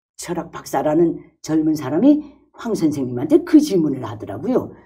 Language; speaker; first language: Korean; native; Korean